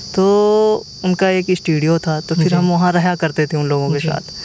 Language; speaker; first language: Hindi; native; Hindi